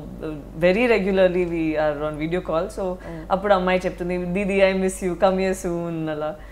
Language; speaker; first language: Telugu; non-native, learner; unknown